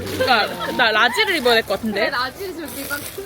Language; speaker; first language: Korean; native; Korean